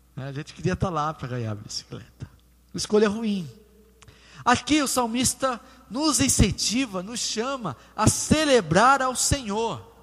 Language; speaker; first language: Portuguese; native; Portuguese